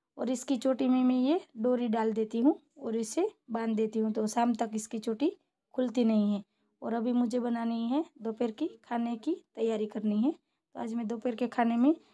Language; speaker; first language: Hindi; non-native, local second language; Gujarati